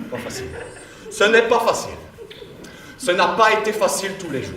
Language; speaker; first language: French; native; French